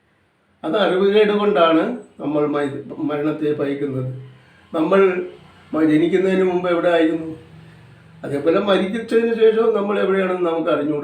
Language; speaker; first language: Malayalam; native; Malayalam